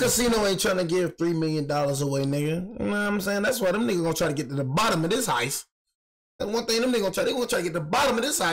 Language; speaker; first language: English; native; English